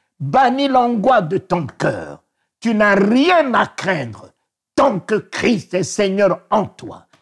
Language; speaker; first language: French; non-native, local second language; Sango